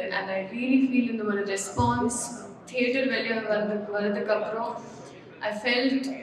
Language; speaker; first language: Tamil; non-native, fluent; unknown